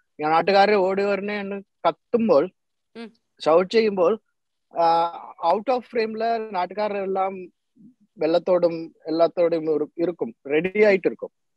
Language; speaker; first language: Malayalam; non-native, local second language; Tamil